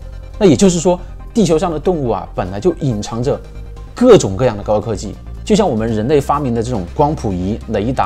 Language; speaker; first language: Chinese; native; Chinese